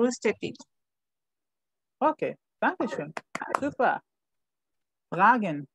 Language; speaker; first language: German; non-native, fluent; Spanish